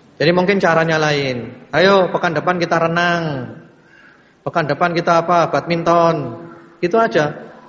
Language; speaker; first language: Indonesian; native; Indonesian